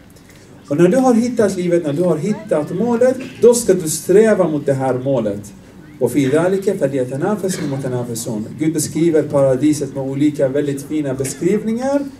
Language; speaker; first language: Swedish; non-native, fluent; Arabic